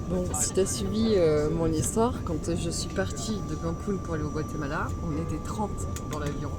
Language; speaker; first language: French; native; French